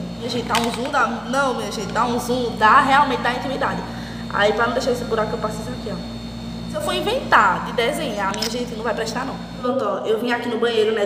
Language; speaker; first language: Portuguese; native; Portuguese